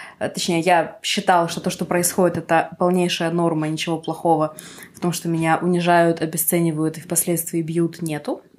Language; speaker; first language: Russian; non-native, local second language; Ukrainian